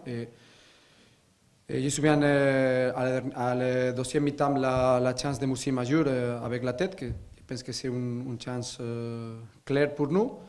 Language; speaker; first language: French; non-native, learner; Spanish